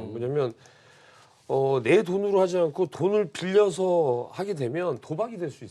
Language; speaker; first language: Korean; native; Korean